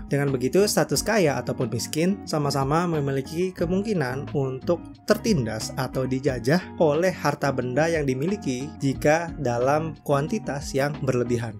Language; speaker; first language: Indonesian; native; Indonesian